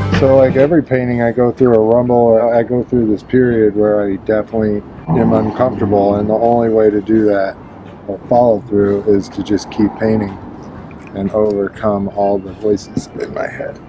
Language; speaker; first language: English; native; English